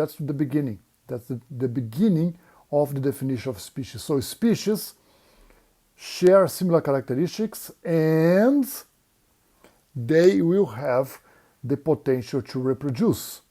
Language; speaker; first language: English; non-native, fluent; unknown